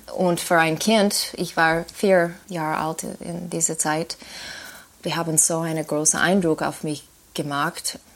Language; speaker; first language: German; non-native, fluent; English